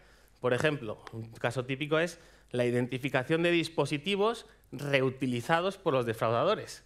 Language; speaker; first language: Spanish; native; Spanish